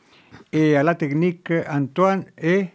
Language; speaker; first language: French; non-native, fluent; Spanish